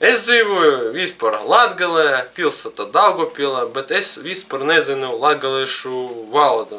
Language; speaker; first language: Latvian; non-native, learner; Russian